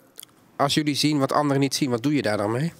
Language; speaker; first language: Dutch; native; Dutch